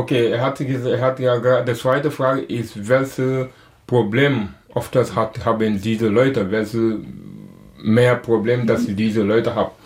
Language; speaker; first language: German; non-native, learner; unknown